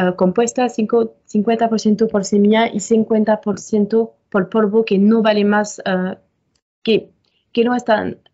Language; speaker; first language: Spanish; non-native, fluent; French